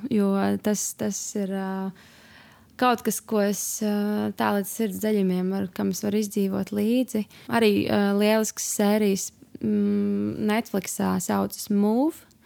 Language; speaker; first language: Latvian; native; Latvian